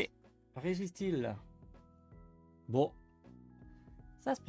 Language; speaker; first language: French; native; French